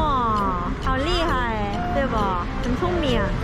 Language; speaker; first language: Chinese; non-native, learner; Korean